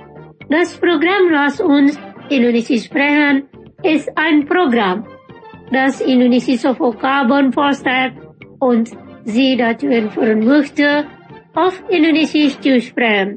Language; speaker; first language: German; non-native, fluent; Indonesian